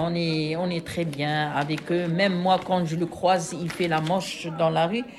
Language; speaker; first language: French; non-native, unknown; Arabic